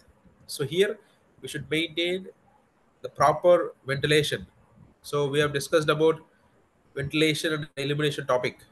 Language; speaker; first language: English; non-native, local second language; Telugu